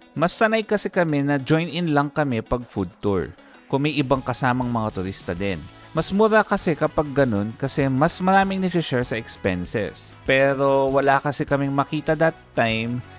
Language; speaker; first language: Filipino; native; Filipino